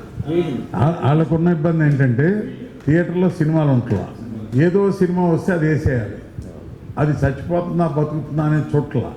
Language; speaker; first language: Telugu; native; Telugu